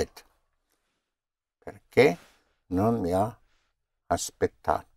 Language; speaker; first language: Italian; non-native, fluent; English